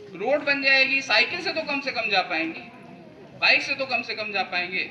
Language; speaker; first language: Hindi; native; Hindi